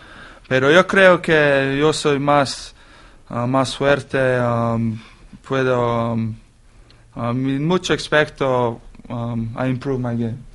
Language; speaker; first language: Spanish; non-native, learner; Slovenian